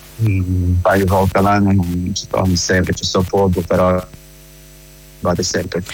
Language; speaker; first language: Italian; non-native, fluent; Portuguese